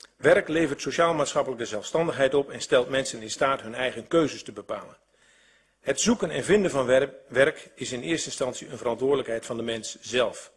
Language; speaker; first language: Dutch; native; Dutch